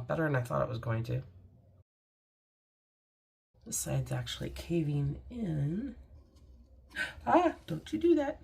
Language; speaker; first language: English; native; English